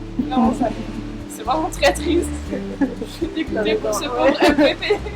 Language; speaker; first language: French; native; French